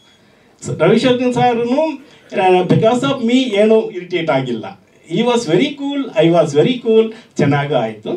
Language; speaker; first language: Kannada; non-native, learner; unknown